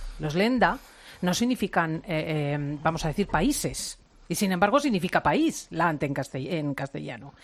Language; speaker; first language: Spanish; native; Spanish